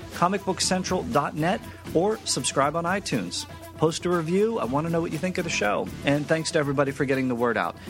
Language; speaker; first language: English; native; English